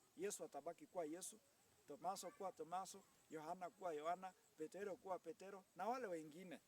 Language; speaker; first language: Swahili; non-native, local second language; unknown